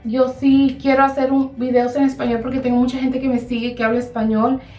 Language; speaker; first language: Spanish; early bilingual, heritage; Spanish